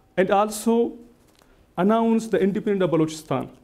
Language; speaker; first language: English; non-native, local second language; Baluchi